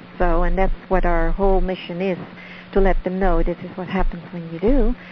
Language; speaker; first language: English; non-native, fluent; Dutch